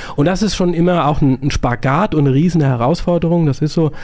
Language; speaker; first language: German; native; German